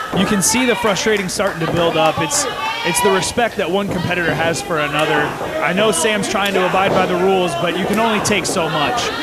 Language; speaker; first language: English; native; English